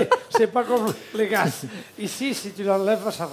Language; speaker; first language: French; non-native, learner; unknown